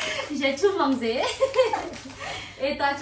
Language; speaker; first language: French; non-native, learner; Vietnamese